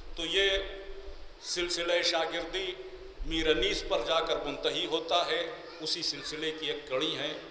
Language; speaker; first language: Urdu; native; Urdu